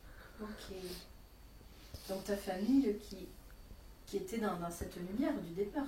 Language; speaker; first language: French; native; French